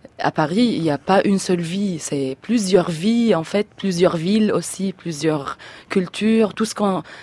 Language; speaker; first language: French; non-native, fluent; Arabic